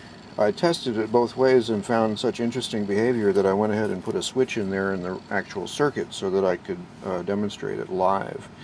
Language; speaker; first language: English; native; English